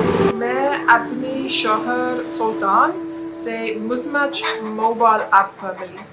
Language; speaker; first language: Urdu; non-native, learner; English